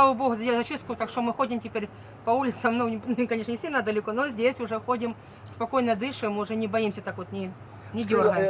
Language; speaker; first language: Russian; native; Russian